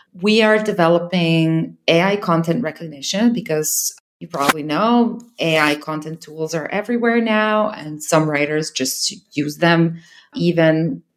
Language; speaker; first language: English; non-native, fluent; Serbian